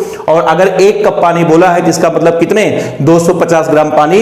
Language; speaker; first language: Hindi; native; Hindi